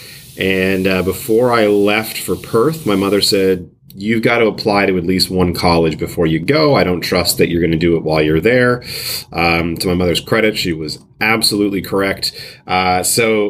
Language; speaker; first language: English; native; English